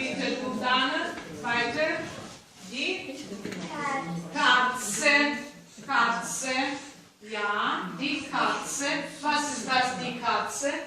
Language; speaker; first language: German; non-native, fluent; Russian